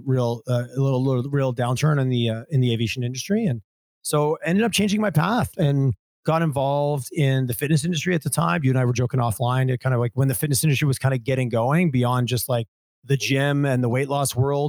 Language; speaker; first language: English; native; English